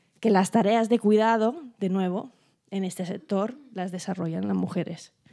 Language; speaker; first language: Spanish; non-native, fluent; Italian